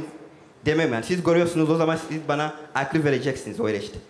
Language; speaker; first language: Turkish; non-native, learner; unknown